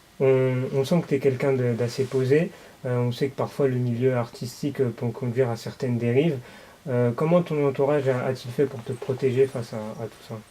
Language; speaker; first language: French; native; French